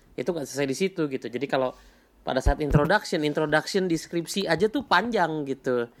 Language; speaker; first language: Indonesian; native; Indonesian